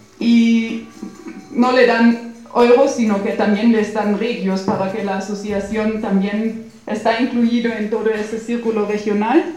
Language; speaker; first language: Spanish; non-native, fluent; German